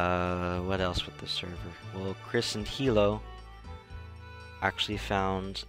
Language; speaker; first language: English; native; English